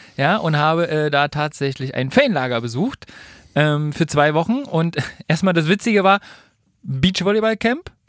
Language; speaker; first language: German; native; German